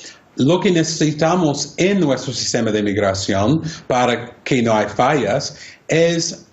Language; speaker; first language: Spanish; non-native, fluent; English